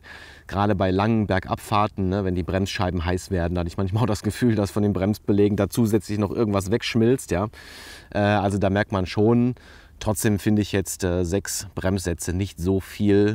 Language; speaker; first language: German; native; German